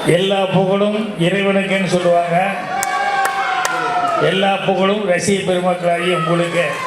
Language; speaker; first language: Tamil; native; Tamil